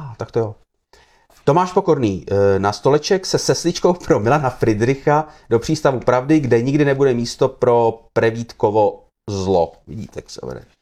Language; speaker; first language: Czech; native; Czech